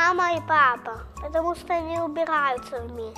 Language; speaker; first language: Russian; native; Russian